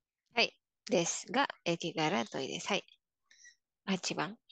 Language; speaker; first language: Japanese; non-native, fluent; Filipino